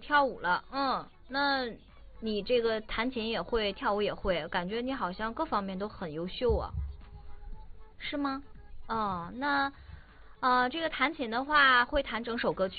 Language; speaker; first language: Chinese; native; Chinese